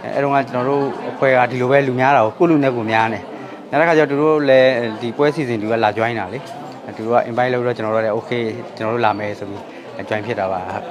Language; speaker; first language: Burmese; native; Burmese